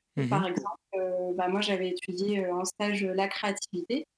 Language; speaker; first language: French; native; French